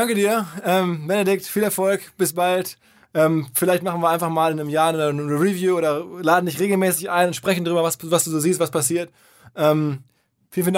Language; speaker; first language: German; native; German